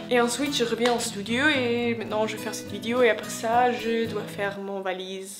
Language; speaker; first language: French; non-native, learner; Swiss German